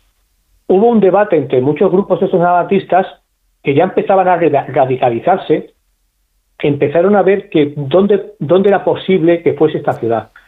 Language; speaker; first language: Spanish; native; Spanish